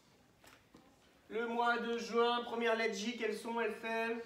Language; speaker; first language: French; native; French